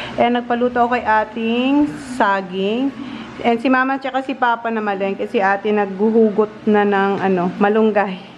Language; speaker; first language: Filipino; non-native, local second language; Bikol